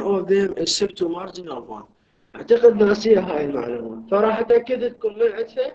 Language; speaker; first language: Arabic; native; Arabic